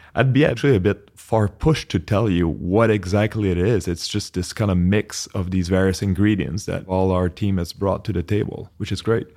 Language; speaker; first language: English; non-native, fluent; French